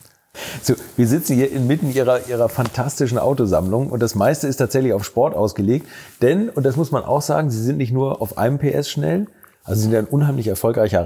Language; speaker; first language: German; native; German